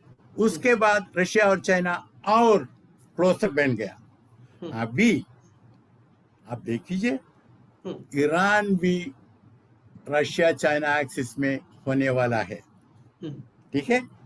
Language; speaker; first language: Hindi; non-native, local second language; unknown